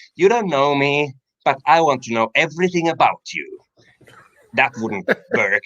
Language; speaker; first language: English; non-native, fluent; Finnish